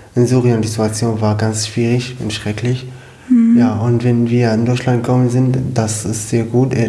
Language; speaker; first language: German; non-native, fluent; Arabic